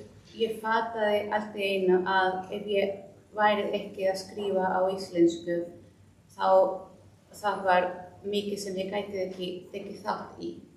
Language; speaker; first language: Icelandic; non-native, fluent; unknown